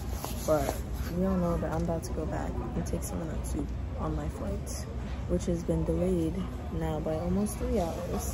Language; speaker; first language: English; native; English